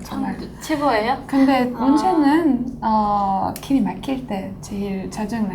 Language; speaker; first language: Korean; non-native, fluent; French